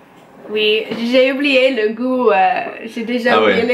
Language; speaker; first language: French; non-native, learner; English